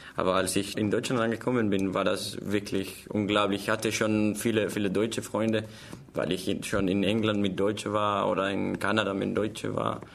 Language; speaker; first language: German; non-native, learner; Spanish